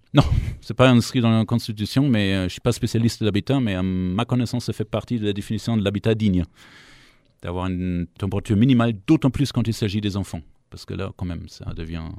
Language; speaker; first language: French; non-native, fluent; German